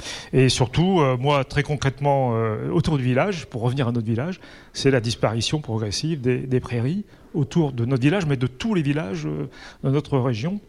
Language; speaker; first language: French; native; French